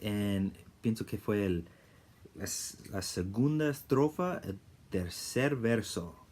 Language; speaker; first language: Spanish; non-native, fluent; English